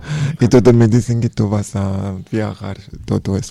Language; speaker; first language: Spanish; non-native, learner; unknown